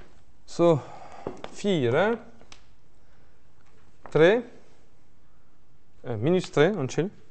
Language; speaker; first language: Norwegian; non-native, fluent; French